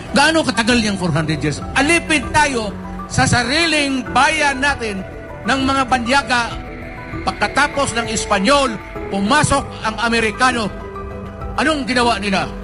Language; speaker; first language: Filipino; non-native, local second language; Cebuano